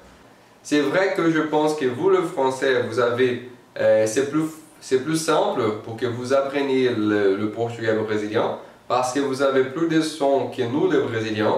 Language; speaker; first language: French; non-native, fluent; Portuguese